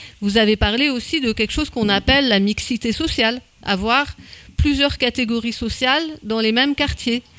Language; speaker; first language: French; native; French